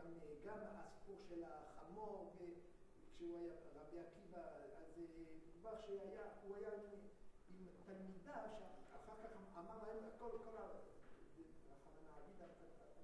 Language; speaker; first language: Hebrew; non-native, fluent; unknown